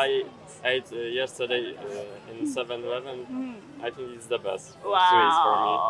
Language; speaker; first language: English; non-native, learner; Polish